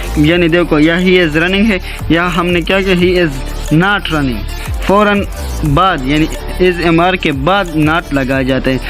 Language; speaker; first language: Urdu; non-native, local second language; Pashto